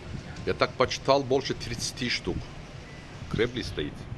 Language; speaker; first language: Russian; non-native, learner; Turkish